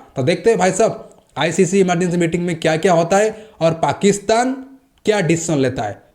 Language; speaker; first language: Hindi; native; Hindi